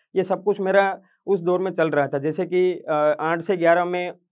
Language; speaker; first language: Hindi; non-native, local second language; Gujarati